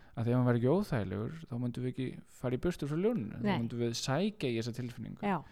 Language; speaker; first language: Icelandic; native; Icelandic